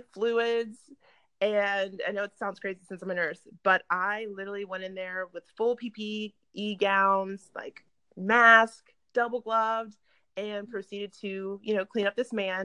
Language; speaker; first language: English; native; English